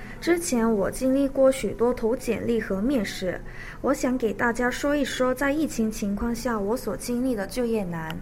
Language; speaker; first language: Chinese; early bilingual, other home language; Korean